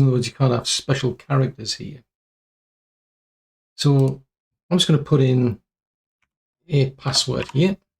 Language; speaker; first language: English; native; English